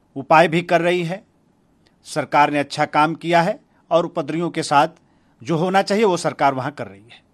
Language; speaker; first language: Hindi; native; Hindi